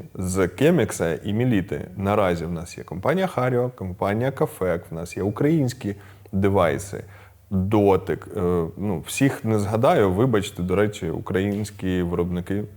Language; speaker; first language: Ukrainian; non-native, local second language; Russian